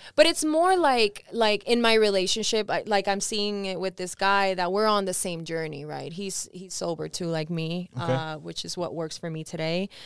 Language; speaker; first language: English; early bilingual, other home language; Spanish